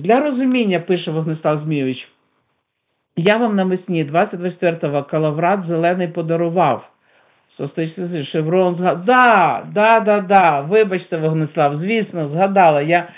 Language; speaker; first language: Ukrainian; native; Ukrainian